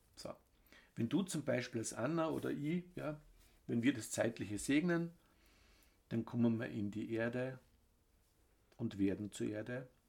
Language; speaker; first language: German; native; German